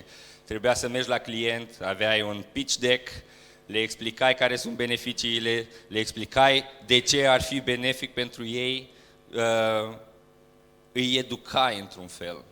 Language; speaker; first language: Romanian; native; Romanian